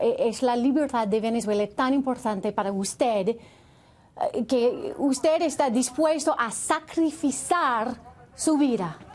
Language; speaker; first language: Spanish; non-native, learner; English